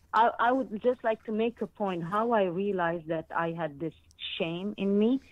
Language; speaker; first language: English; non-native, fluent; Arabic